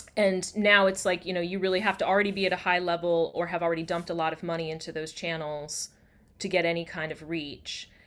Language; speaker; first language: English; native; English